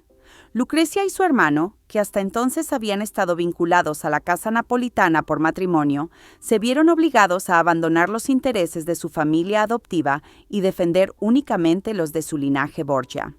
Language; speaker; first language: Spanish; native; Spanish